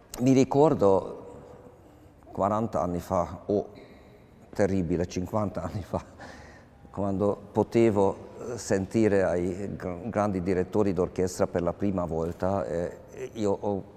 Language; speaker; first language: Italian; non-native, fluent; Hungarian